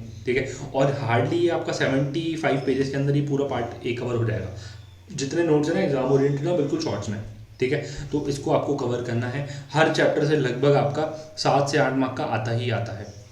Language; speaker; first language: Hindi; native; Hindi